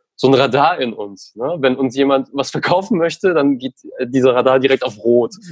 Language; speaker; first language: German; native; German